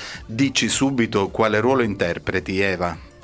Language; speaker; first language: Italian; native; Italian